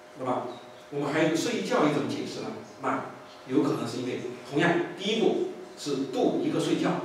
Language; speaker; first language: Chinese; native; Chinese